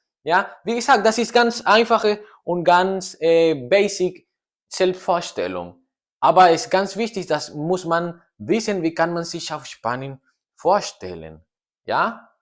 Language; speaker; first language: German; non-native, learner; Spanish